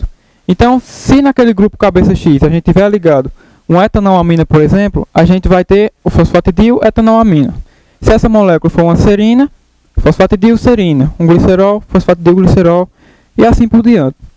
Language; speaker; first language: Portuguese; native; Portuguese